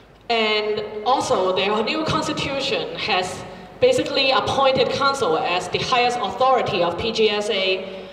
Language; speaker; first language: English; non-native, local second language; Cantonese